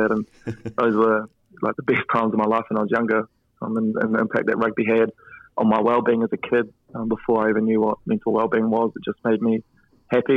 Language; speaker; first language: English; native; English